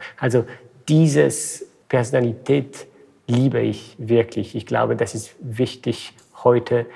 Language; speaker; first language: German; non-native, fluent; French